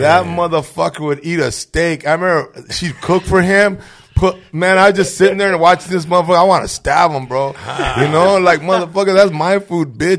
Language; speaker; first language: English; early bilingual, other home language; Spanish